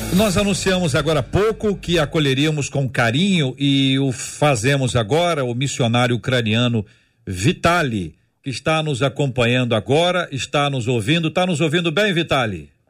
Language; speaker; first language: Portuguese; native; Portuguese